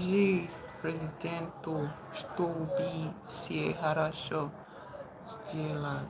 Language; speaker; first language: Russian; non-native, learner; English